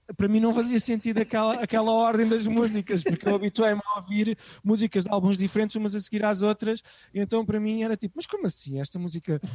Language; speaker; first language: Portuguese; native; Portuguese